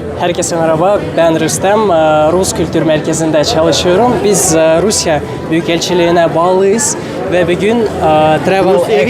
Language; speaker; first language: Turkish; non-native, fluent; Russian